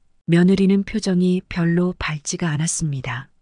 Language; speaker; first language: Korean; native; Korean